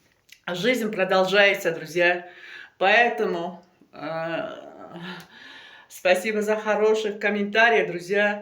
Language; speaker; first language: Russian; non-native, local second language; Uzbek